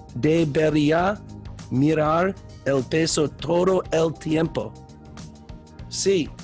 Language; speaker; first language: Spanish; non-native, learner; English